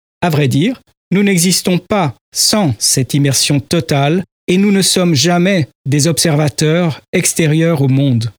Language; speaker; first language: French; native; French